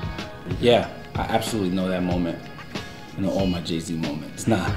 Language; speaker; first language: English; native; English